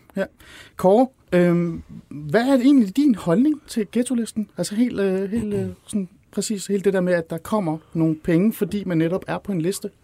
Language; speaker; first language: Danish; early bilingual, other home language; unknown